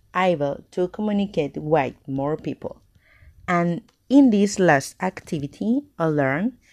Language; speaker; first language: English; non-native, learner; Spanish